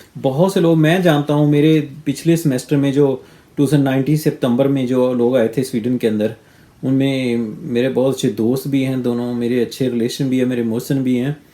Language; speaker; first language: Urdu; non-native, local second language; Punjabi